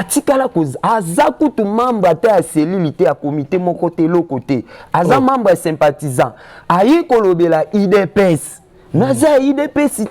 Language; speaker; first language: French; non-native, local second language; Lingala